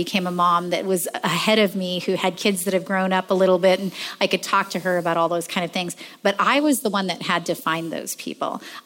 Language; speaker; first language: English; native; English